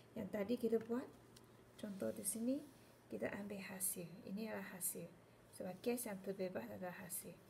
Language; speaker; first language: Malay; non-native, local second language; Chinese